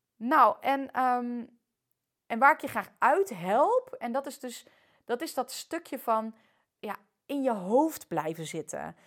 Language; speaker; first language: Dutch; early bilingual, other home language; French